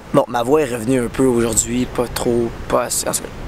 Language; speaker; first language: French; native; French